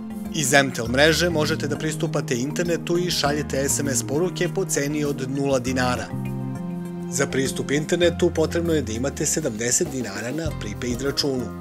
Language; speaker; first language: Serbian; native; Serbian